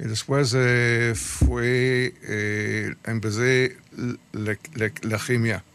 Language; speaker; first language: Spanish; early bilingual, heritage; Spanish